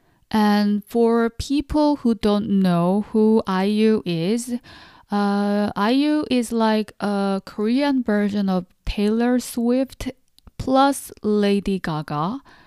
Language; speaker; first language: English; non-native, fluent; Korean